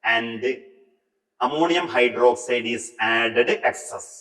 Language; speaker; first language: English; non-native, local second language; Malayalam